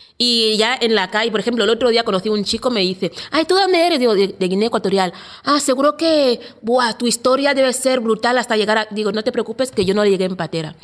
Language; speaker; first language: Spanish; non-native, local second language; Fang